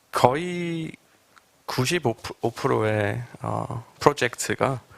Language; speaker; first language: Korean; non-native, fluent; English